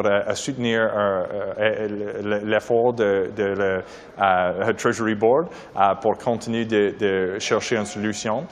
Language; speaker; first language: French; non-native, learner; English